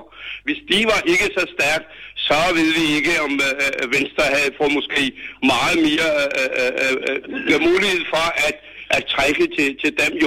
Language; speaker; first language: Danish; non-native, fluent; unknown